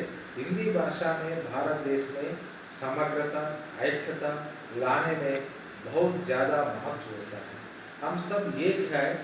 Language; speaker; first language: Hindi; non-native, local second language; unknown